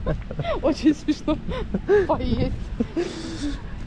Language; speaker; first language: Russian; native; Russian